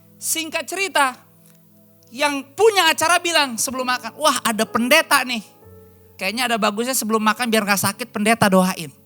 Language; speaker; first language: Indonesian; native; Indonesian